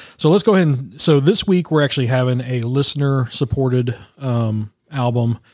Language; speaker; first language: English; native; English